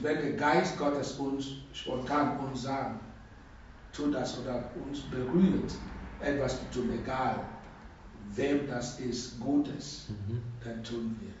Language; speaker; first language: German; non-native, learner; Russian